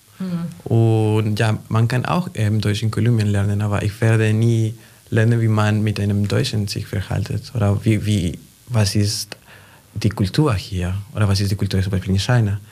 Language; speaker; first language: German; non-native, fluent; Spanish